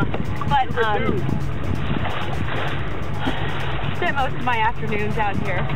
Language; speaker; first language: English; native; English